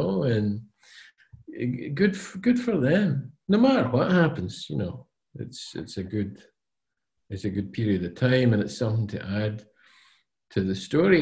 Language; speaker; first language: English; native; English